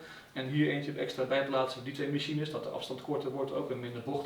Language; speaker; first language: Dutch; native; Dutch